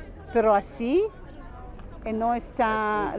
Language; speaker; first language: Spanish; non-native, learner; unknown